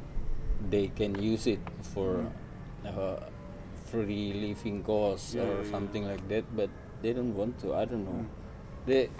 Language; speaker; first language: English; non-native, learner; Indonesian